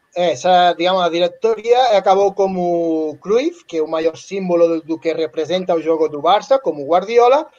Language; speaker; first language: Portuguese; non-native, learner; Spanish